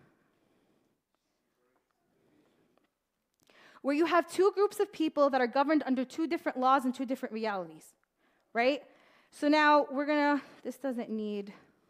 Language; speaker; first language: English; native; English